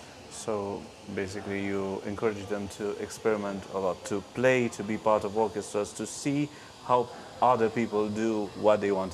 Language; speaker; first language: English; non-native, fluent; Romanian